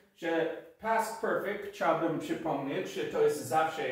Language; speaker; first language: Polish; non-native, learner; English